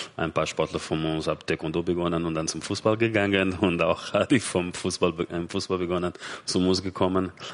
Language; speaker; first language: German; non-native, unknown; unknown